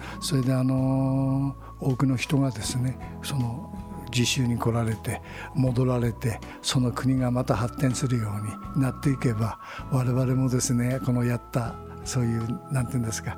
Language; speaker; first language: Japanese; native; Japanese